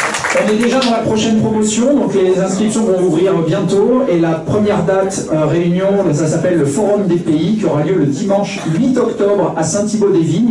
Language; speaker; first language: French; native; French